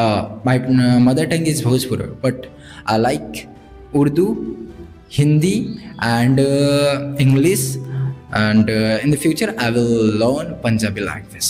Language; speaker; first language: English; non-native, learner; Bhojpuri